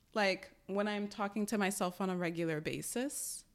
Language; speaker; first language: English; early bilingual, other home language; Yoruba